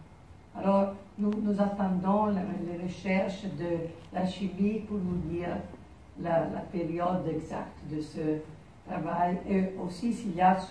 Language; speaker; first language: French; non-native, fluent; Italian